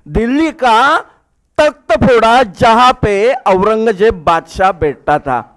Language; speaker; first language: Hindi; non-native, local second language; Marathi